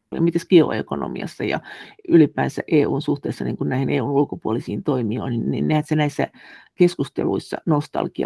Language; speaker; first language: Finnish; native; Finnish